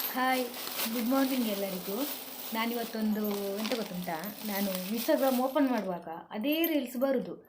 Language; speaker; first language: Kannada; non-native, local second language; Tulu